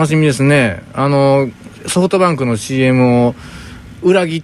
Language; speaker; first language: Japanese; native; Japanese